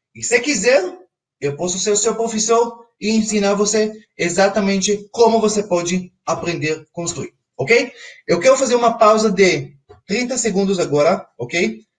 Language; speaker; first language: Portuguese; non-native, fluent; Hebrew